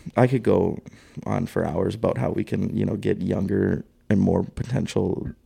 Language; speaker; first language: English; native; English